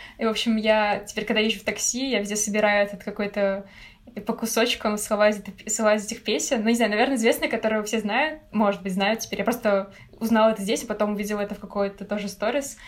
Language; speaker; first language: Russian; native; Russian